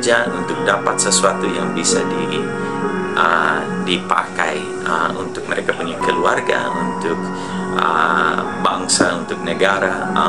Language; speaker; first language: Indonesian; non-native, fluent; English